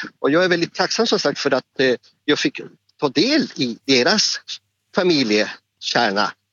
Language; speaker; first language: Swedish; non-native, fluent; Spanish